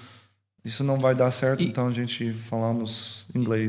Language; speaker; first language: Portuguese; early bilingual, heritage; English